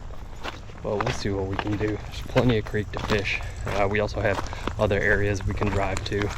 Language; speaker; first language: English; native; English